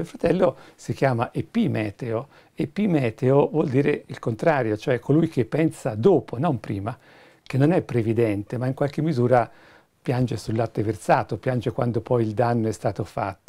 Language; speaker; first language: Italian; native; Italian